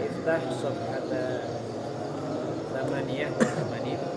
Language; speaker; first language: Arabic; non-native, fluent; Indonesian